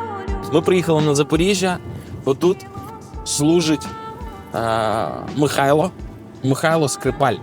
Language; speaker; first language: Ukrainian; native; Ukrainian